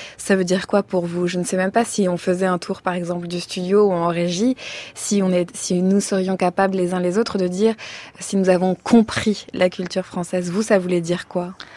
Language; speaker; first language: French; native; French